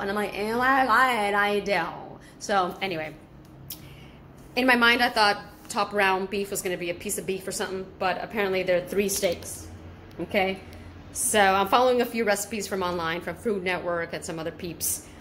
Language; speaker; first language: English; native; English